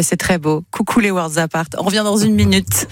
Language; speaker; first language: French; native; French